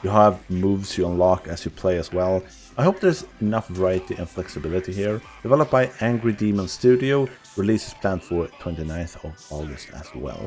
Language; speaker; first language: English; non-native, fluent; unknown